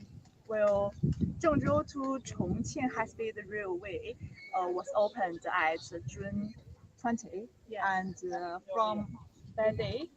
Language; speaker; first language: English; non-native, learner; Chinese